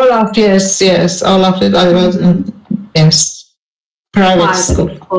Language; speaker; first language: English; non-native, learner; Persian